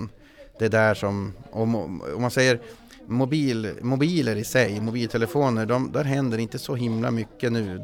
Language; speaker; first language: Swedish; native; Swedish